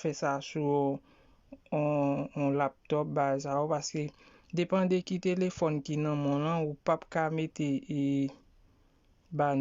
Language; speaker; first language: French; non-native, learner; Haitian Creole